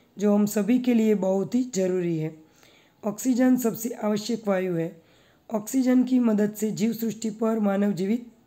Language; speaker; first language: Hindi; non-native, local second language; Gujarati